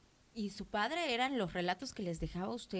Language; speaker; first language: Spanish; native; Spanish